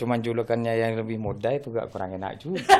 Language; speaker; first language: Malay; non-native, local second language; Madurese